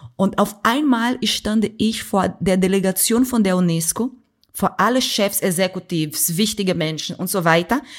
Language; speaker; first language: German; non-native, fluent; Portuguese